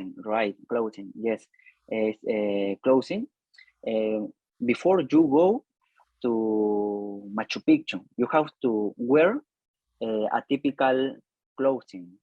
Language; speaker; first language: English; non-native, learner; Spanish